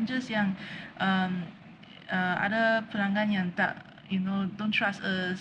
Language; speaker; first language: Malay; non-native, local second language; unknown